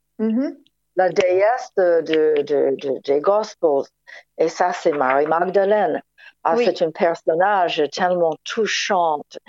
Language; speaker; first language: French; non-native, fluent; English